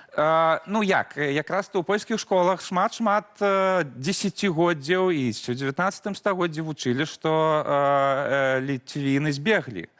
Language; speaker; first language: Belarusian; native; Belarusian